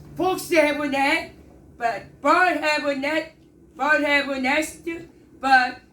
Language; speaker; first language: English; non-native, learner; Korean